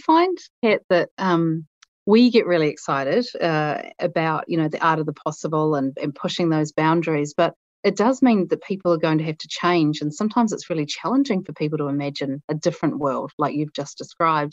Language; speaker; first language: English; native; English